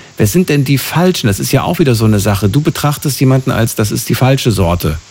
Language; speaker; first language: German; native; German